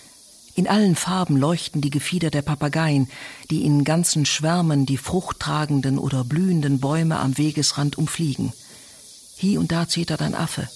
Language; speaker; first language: German; native; German